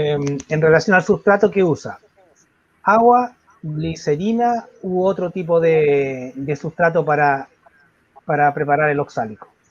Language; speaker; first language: Spanish; native; Spanish